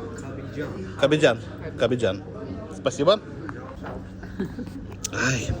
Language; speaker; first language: Russian; non-native, fluent; Lithuanian